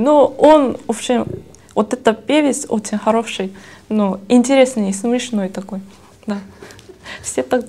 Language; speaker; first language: Russian; non-native, learner; Korean